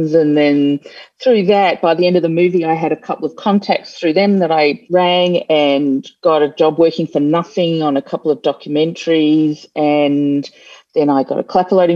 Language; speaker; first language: English; native; English